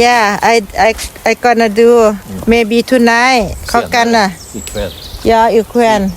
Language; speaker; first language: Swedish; non-native, learner; Thai